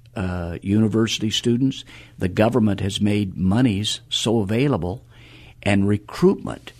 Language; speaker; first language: English; native; English